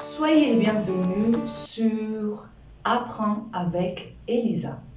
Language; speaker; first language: French; non-native, fluent; Spanish